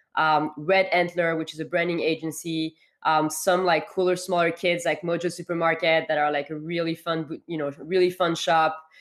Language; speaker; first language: English; non-native, fluent; French